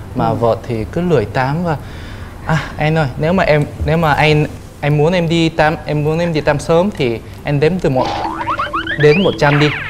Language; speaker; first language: Vietnamese; non-native, fluent; Korean